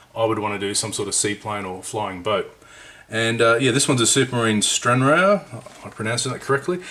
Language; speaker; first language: English; native; English